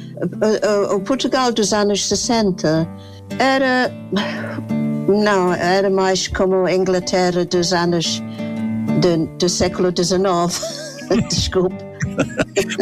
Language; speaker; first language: Portuguese; non-native, fluent; English